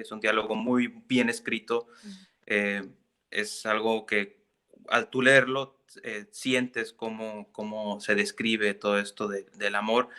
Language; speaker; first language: Spanish; native; Spanish